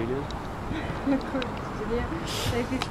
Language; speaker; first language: English; non-native, fluent; Italian